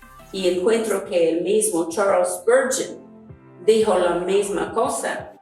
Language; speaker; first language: Spanish; non-native, fluent; English